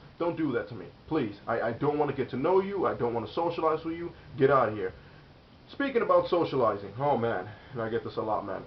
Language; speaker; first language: English; native; English